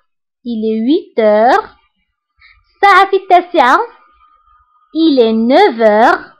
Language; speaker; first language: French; non-native, local second language; Arabic